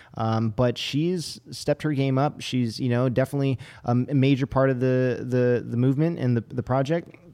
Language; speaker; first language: English; native; English